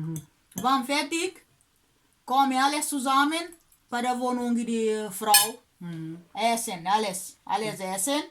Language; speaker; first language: German; non-native, learner; Kabuverdianu